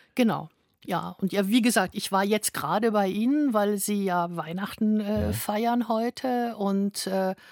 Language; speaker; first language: German; non-native, fluent; French